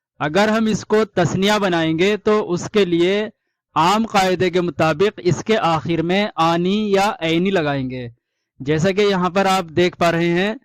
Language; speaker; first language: Urdu; native; Urdu